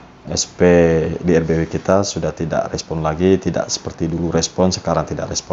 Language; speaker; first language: Indonesian; native; Indonesian